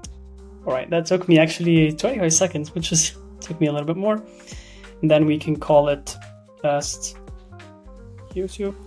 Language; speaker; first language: English; non-native, fluent; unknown